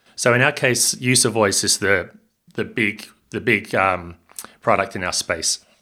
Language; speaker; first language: English; native; English